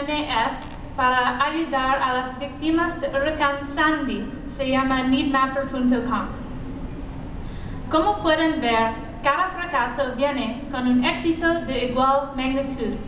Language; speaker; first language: Spanish; non-native, learner; English